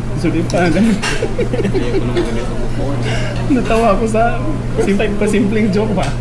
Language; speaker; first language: Filipino; non-native, local second language; Cebuano